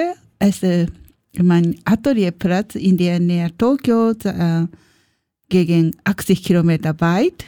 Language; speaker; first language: German; non-native, learner; Japanese